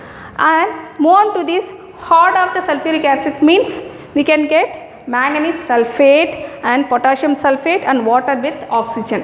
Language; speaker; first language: English; non-native, local second language; Tamil